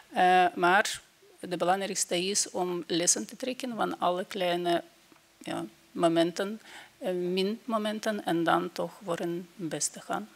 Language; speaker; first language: Dutch; non-native, fluent; Ukrainian